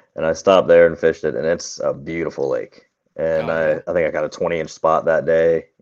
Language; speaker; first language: English; native; English